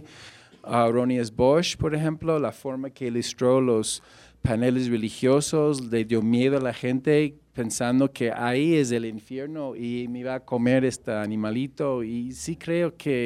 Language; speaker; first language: Spanish; non-native, fluent; English